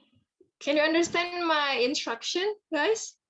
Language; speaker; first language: English; non-native, fluent; Indonesian